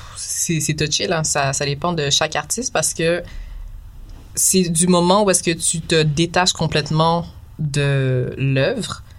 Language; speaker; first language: French; native; French